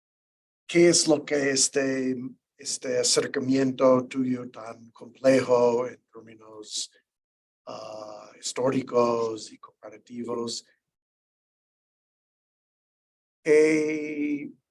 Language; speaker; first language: Spanish; non-native, fluent; English